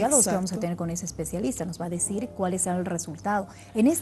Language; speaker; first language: Spanish; native; Spanish